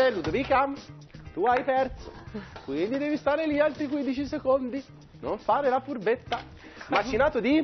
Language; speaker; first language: Italian; native; Italian